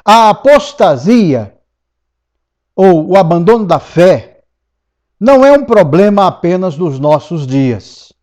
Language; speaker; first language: Portuguese; native; Portuguese